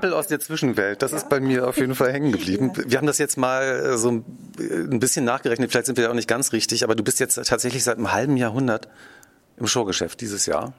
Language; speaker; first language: German; native; German